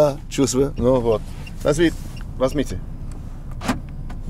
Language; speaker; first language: Russian; non-native, learner; English